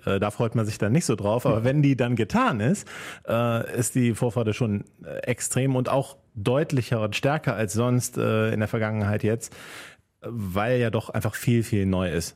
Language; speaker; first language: German; native; German